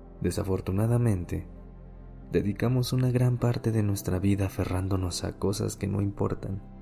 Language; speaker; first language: Spanish; native; Spanish